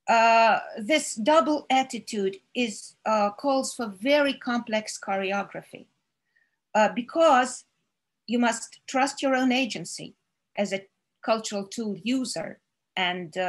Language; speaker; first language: English; non-native, fluent; Russian